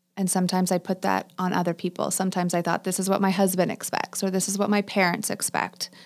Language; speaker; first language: English; native; English